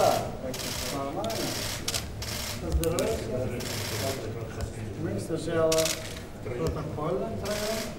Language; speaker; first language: Russian; non-native, fluent; Turkmen